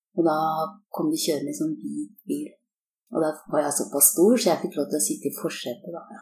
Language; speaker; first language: Norwegian; early bilingual, other home language; Korean